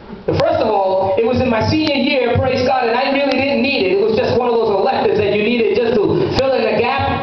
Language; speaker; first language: English; early bilingual, other home language; Spanish